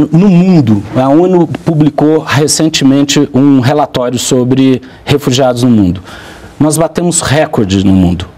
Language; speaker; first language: Portuguese; native; Portuguese